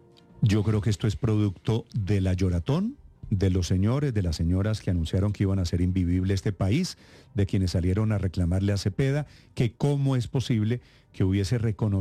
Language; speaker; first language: Spanish; native; Spanish